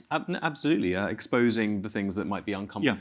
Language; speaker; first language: English; native; English